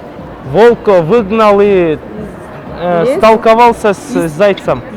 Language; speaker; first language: Russian; non-native, local second language; Kyrgyz